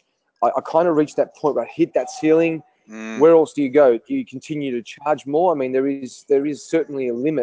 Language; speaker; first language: English; native; English